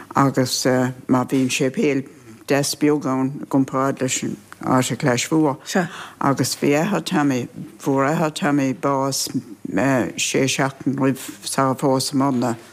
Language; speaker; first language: Irish; native; Irish